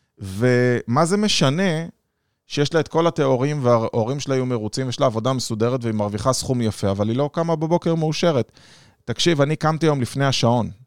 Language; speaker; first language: Hebrew; native; Hebrew